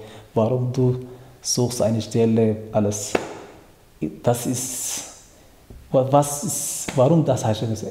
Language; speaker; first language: German; non-native, learner; Tigrinya